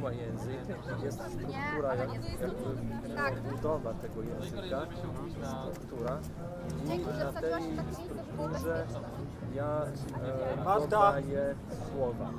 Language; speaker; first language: Polish; non-native, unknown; Italian